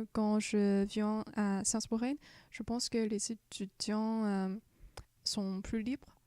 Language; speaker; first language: French; non-native, fluent; Chinese